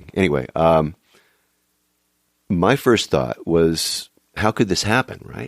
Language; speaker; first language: English; native; English